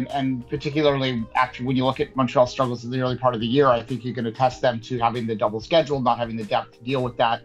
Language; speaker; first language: English; native; English